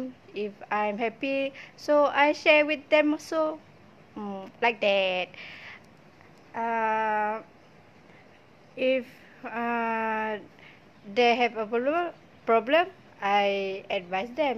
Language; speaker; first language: English; non-native, local second language; Malay